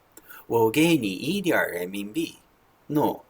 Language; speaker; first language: Chinese; non-native, learner; English